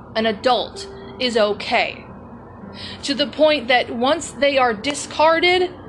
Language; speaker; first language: English; native; English